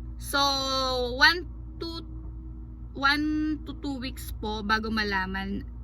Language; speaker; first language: Filipino; native; Filipino